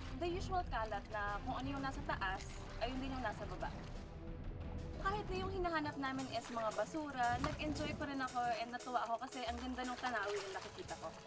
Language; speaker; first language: Filipino; native; Filipino